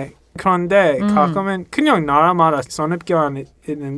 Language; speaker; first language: Korean; non-native, learner; English